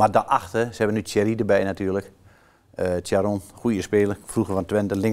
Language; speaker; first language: Dutch; native; Dutch